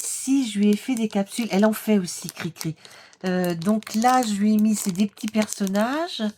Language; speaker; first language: French; native; French